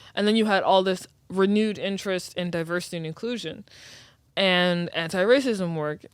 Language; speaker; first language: English; native; English